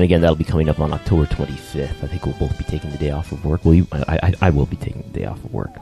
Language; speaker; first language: English; native; English